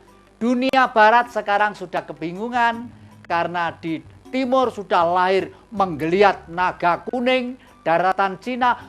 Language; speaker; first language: Indonesian; native; Indonesian